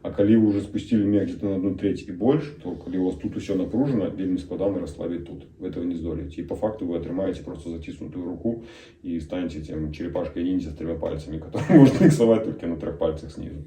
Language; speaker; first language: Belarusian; non-native, local second language; Russian